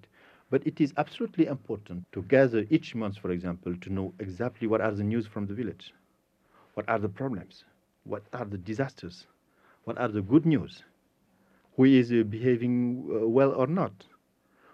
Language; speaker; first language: English; non-native, fluent; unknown